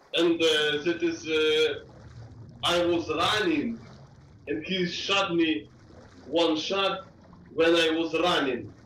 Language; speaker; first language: English; non-native, learner; Russian